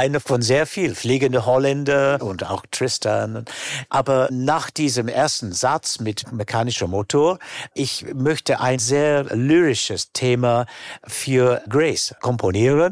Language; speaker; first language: German; non-native, fluent; English